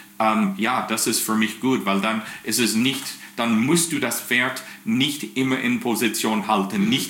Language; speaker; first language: German; non-native, fluent; English